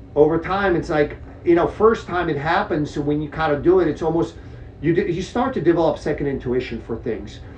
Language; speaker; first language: English; early bilingual, other home language; Czech